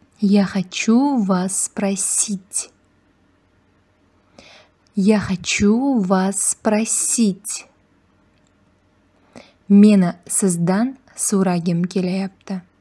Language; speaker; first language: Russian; non-native, fluent; Uzbek